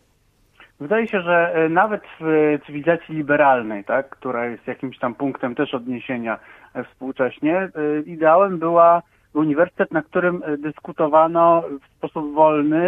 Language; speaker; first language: Polish; native; Polish